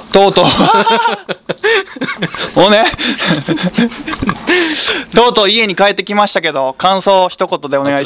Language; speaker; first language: Turkish; non-native, learner; Japanese